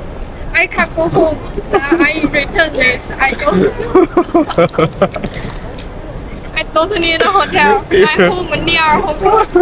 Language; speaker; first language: English; non-native, learner; Chinese